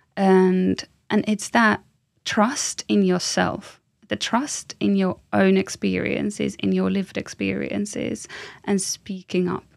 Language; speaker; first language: English; non-native, fluent; Finnish